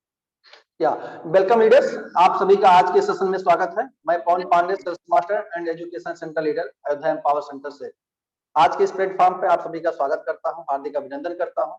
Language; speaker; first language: Hindi; native; Hindi